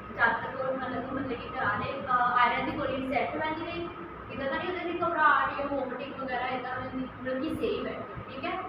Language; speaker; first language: Hindi; non-native, local second language; Punjabi